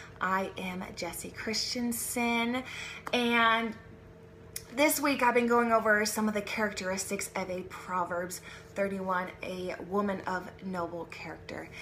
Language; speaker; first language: English; native; English